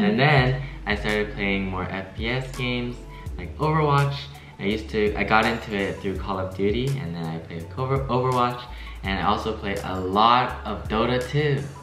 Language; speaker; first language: English; early bilingual, other home language; Chinese